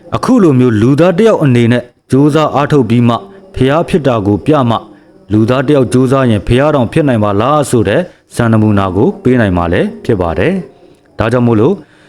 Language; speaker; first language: Burmese; native; Burmese